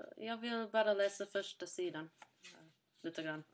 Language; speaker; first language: Swedish; non-native, learner; English